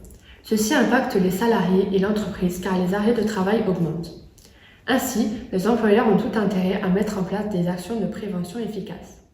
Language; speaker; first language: French; native; French